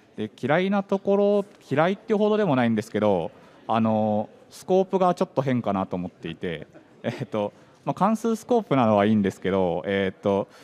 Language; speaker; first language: Japanese; native; Japanese